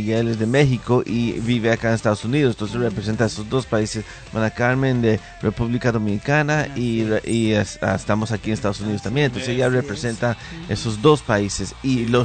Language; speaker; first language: Spanish; early bilingual, heritage; Spanish